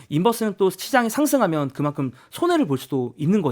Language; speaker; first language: Korean; native; Korean